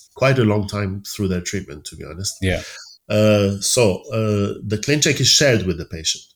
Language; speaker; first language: English; early bilingual, other home language; Persian